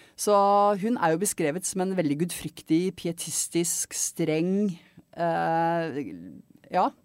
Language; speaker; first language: Norwegian; native; Norwegian